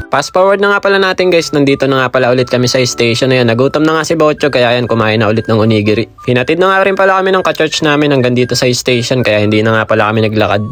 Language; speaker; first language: Filipino; native; Filipino